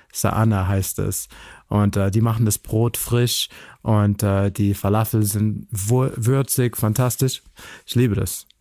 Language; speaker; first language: German; non-native, fluent; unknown